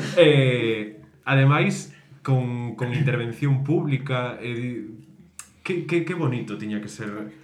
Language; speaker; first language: Galician; non-native, local second language; Spanish